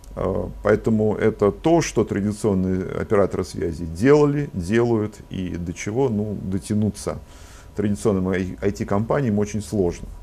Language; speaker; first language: Russian; native; Russian